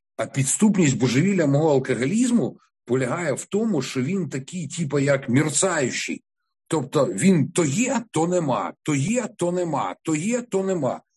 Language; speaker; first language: Ukrainian; non-native, local second language; Russian